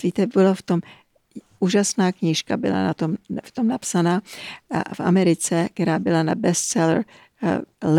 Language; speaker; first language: Czech; early bilingual, heritage; Czech